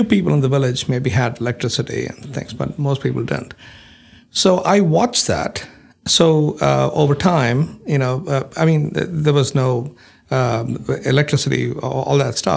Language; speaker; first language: English; non-native, local second language; Malayalam